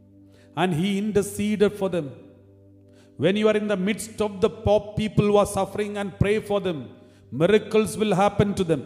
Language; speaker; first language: English; non-native, local second language; Malayalam